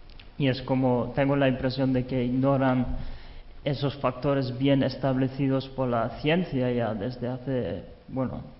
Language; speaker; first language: Spanish; non-native, fluent; German